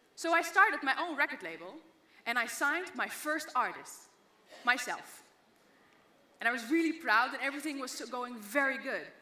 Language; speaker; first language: English; non-native, fluent; Dutch